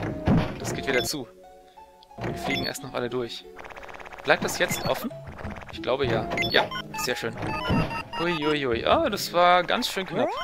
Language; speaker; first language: German; native; German